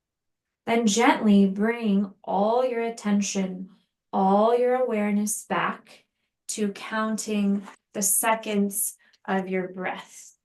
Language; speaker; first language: English; native; English